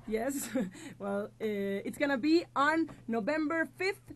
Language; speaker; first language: English; non-native, fluent; Spanish